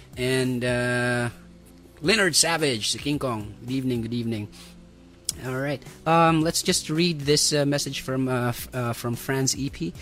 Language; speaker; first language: English; non-native, local second language; Waray